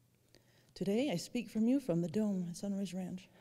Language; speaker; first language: English; native; English